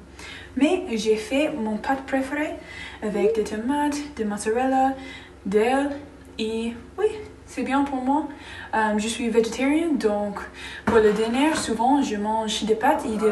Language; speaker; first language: French; non-native, learner; English